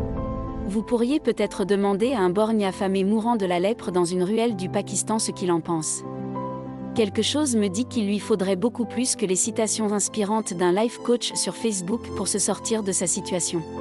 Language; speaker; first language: French; native; French